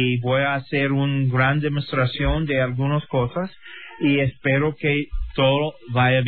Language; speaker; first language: Spanish; non-native, learner; English